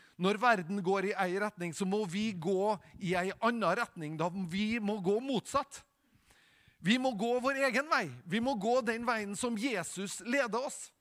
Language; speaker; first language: Norwegian; native; Norwegian